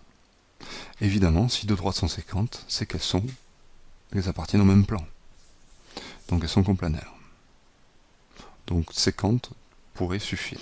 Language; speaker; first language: French; native; French